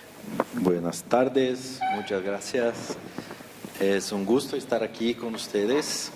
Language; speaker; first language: Spanish; non-native, fluent; Portuguese